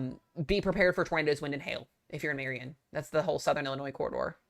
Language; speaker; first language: English; native; English